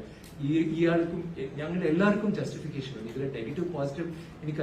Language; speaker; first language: Malayalam; non-native, learner; Tamil